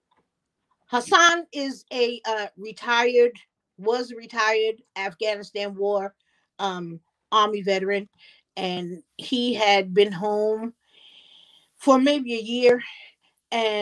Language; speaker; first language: English; native; English